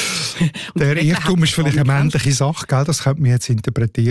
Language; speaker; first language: German; native; German